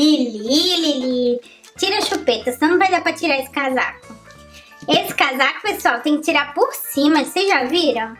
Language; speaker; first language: Portuguese; native; Portuguese